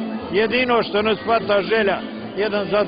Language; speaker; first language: Bosnian; native; Bosnian